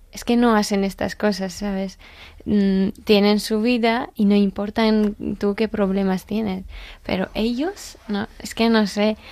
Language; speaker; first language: Spanish; non-native, learner; Georgian